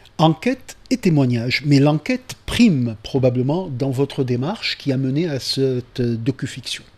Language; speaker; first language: French; non-native, local second language; Arabic